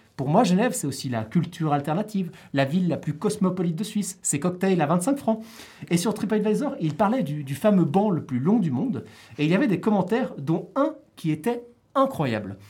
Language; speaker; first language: French; native; French